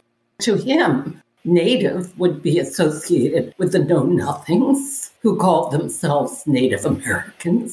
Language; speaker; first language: English; native; English